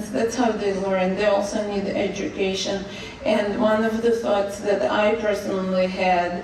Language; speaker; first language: English; non-native, fluent; Russian